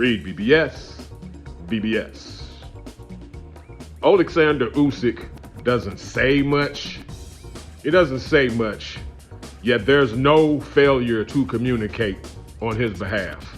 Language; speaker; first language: English; native; English